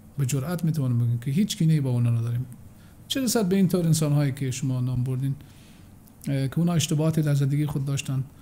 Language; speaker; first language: Persian; native; Persian